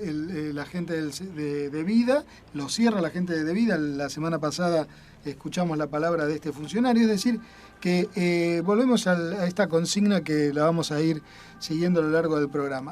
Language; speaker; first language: Spanish; native; Spanish